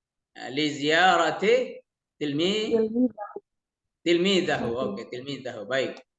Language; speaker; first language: Arabic; non-native, fluent; Indonesian